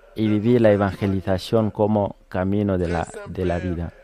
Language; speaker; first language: Spanish; non-native, fluent; French